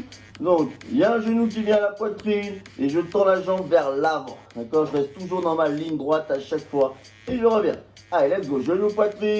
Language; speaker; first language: French; native; French